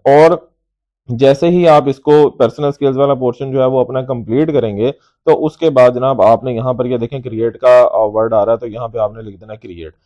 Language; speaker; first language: Urdu; native; Urdu